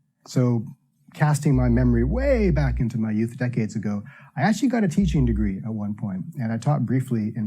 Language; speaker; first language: English; native; English